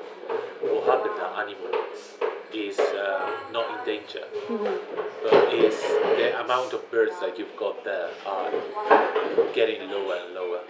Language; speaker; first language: English; non-native, fluent; Spanish